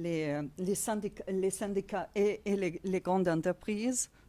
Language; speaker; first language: French; non-native, fluent; Portuguese